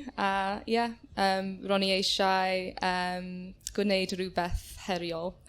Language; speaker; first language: Welsh; non-native, learner; English